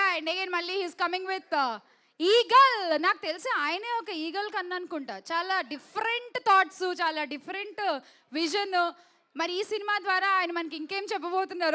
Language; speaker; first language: Telugu; native; Telugu